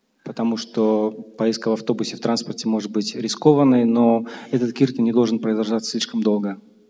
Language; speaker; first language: Russian; native; Russian